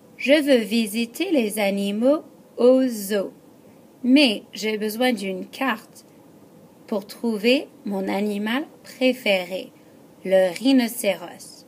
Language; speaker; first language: French; non-native, fluent; English